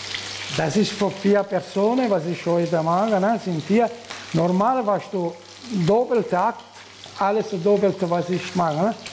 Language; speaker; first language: German; non-native, learner; Italian